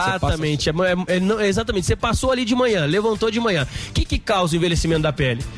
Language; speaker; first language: Portuguese; native; Portuguese